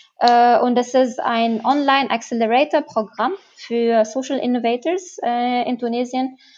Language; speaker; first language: German; non-native, fluent; Arabic